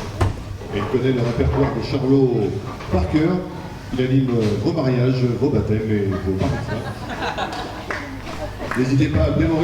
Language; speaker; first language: French; native; French